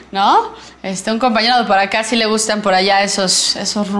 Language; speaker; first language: Spanish; native; Spanish